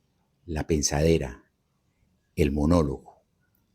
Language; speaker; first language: Spanish; native; Spanish